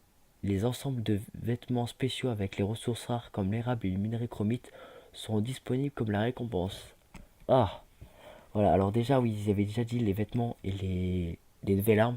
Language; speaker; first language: French; native; French